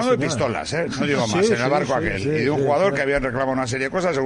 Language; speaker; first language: Spanish; native; Spanish